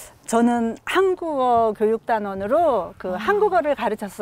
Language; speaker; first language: Korean; native; Korean